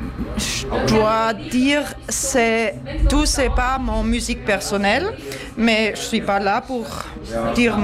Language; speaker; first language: French; non-native, learner; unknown